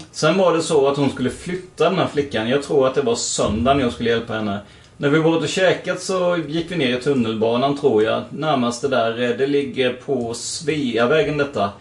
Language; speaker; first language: Swedish; native; Swedish